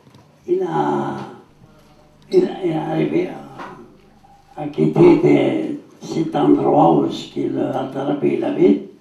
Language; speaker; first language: French; non-native, learner; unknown